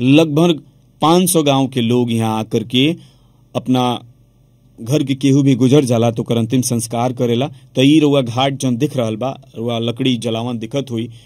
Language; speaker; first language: Bhojpuri; native; Bhojpuri